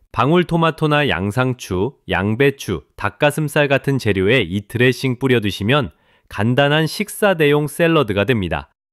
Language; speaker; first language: Korean; native; Korean